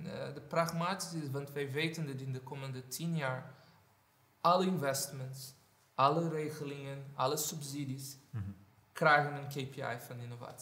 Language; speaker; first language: Dutch; non-native, fluent; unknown